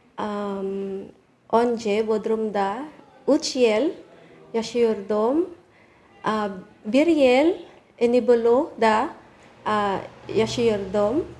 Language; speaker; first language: Turkish; non-native, learner; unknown